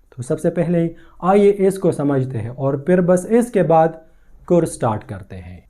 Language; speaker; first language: Urdu; non-native, local second language; Pashto